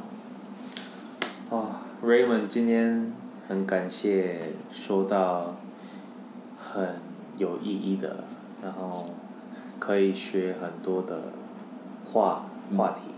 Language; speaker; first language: Chinese; non-native, fluent; Korean